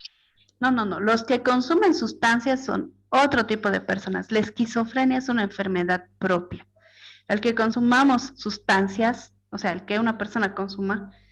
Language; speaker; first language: Spanish; native; Spanish